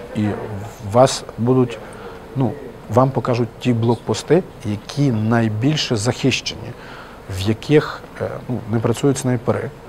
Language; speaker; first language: Ukrainian; native; Ukrainian